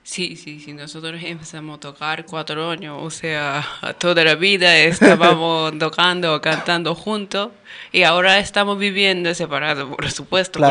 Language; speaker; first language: Spanish; non-native, learner; Japanese